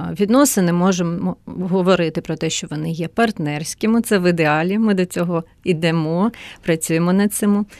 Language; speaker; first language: Ukrainian; non-native, local second language; Russian